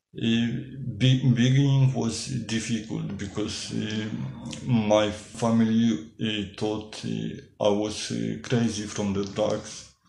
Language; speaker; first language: English; non-native, learner; Polish